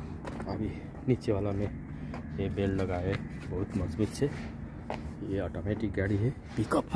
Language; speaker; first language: Hindi; non-native, learner; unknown